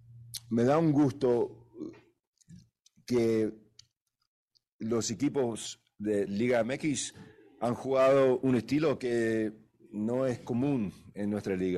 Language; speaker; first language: Spanish; early bilingual, heritage; English